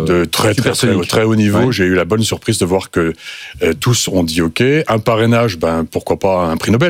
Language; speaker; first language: French; native; French